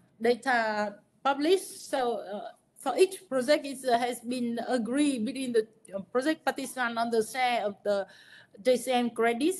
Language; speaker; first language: English; non-native, fluent; Vietnamese